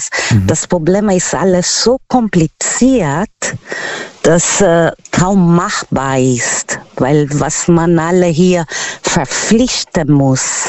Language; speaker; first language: German; non-native, learner; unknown